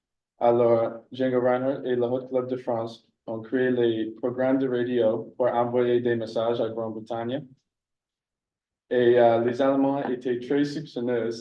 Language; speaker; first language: French; non-native, learner; English